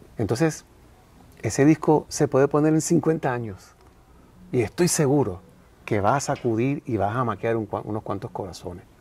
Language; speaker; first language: Spanish; native; Spanish